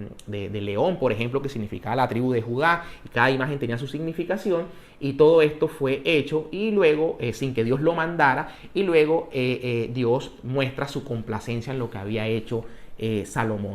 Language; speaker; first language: Spanish; native; Spanish